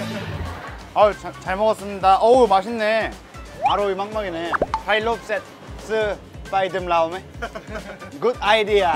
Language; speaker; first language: Thai; non-native, fluent; Korean